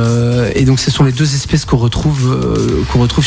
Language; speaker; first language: French; native; French